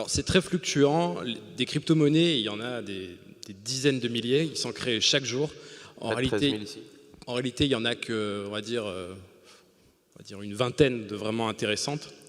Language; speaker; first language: French; native; French